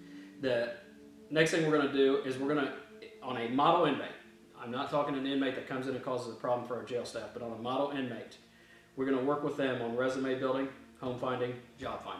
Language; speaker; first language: English; native; English